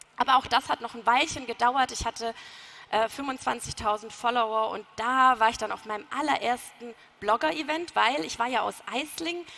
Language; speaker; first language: German; native; German